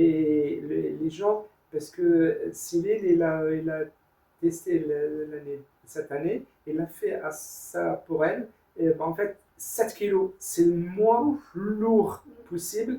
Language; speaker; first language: French; non-native, learner; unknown